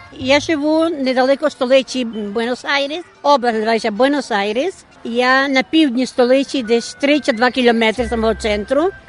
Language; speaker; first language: Ukrainian; early bilingual, heritage; Ukrainian